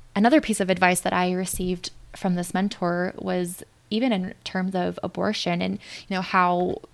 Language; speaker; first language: English; native; English